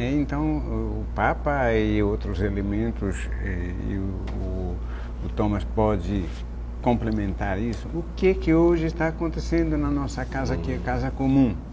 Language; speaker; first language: Portuguese; native; Portuguese